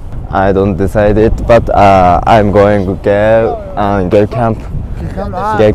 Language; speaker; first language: English; non-native, learner; Japanese